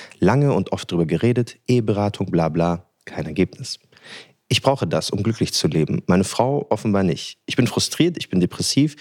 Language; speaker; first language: German; early bilingual, other home language; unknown